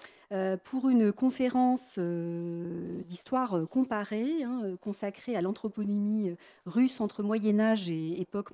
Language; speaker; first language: French; native; French